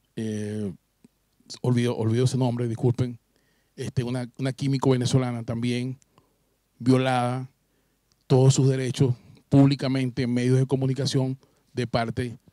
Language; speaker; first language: Spanish; native; Spanish